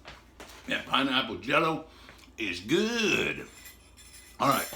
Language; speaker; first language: English; native; English